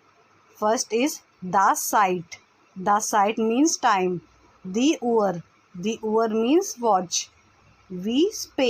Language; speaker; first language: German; non-native, learner; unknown